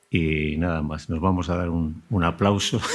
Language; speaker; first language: Spanish; native; Spanish